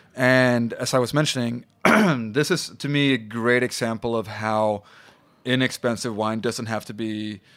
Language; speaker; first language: English; non-native, fluent; Swedish